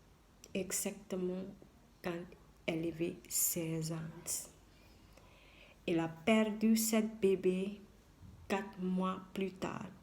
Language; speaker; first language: French; non-native, learner; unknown